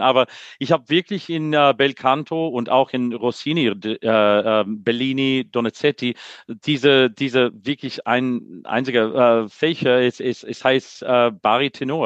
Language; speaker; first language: German; non-native, learner; English